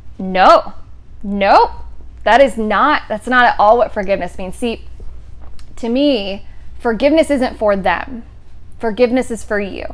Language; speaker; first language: English; native; English